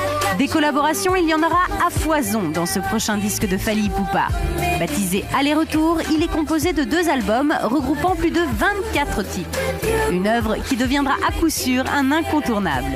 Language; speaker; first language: French; native; French